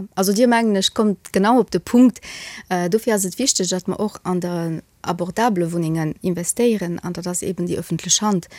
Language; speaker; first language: Luxembourgish; early bilingual, other home language; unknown